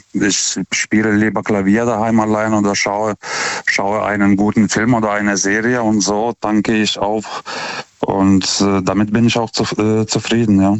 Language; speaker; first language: German; non-native, fluent; Lithuanian